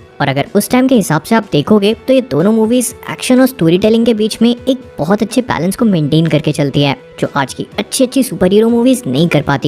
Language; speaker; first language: Hindi; native; Hindi